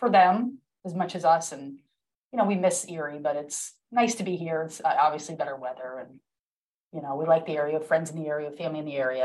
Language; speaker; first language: English; native; English